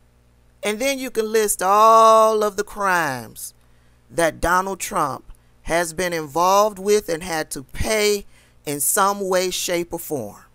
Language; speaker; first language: English; native; English